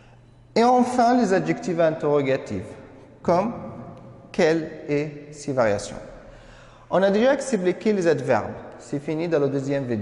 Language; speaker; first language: French; non-native, fluent; Arabic